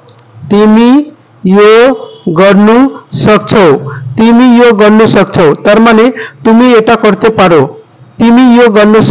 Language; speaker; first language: Nepali; non-native, fluent; Bangla